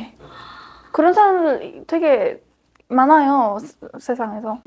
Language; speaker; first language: Korean; non-native, fluent; Spanish